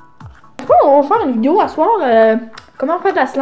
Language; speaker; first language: French; native; French